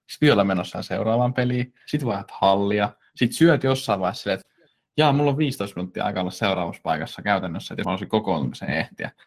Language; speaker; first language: Finnish; native; Finnish